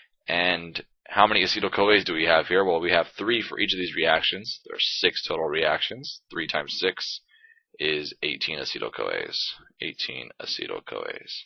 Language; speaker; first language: English; native; English